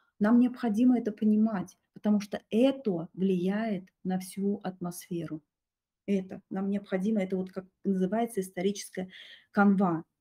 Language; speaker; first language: Russian; native; Russian